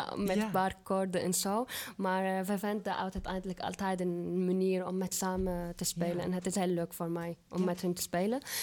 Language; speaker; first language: Dutch; non-native, fluent; Arabic